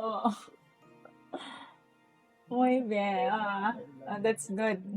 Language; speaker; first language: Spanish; non-native, learner; Filipino